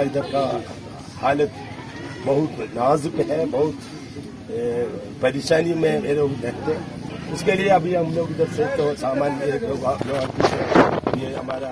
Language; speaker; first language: Hindi; non-native, local second language; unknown